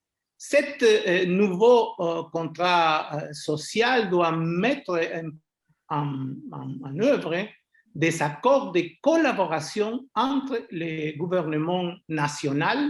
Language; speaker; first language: French; non-native, fluent; Spanish